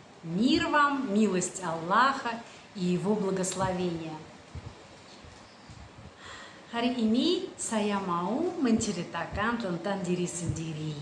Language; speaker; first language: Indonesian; non-native, fluent; Russian